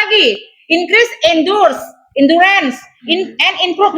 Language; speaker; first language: English; non-native, learner; Indonesian